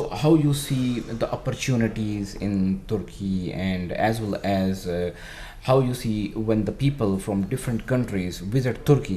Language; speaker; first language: English; non-native, fluent; Urdu